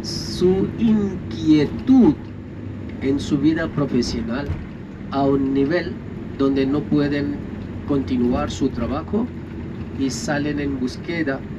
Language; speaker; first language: Spanish; non-native, fluent; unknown